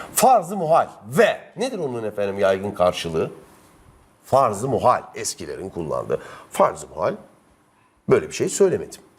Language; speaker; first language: Turkish; native; Turkish